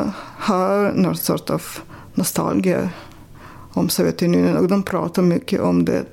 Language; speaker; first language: Swedish; non-native, fluent; Russian